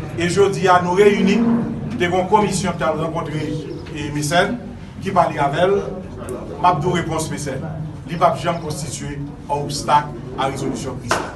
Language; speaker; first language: French; non-native, local second language; Haitian Creole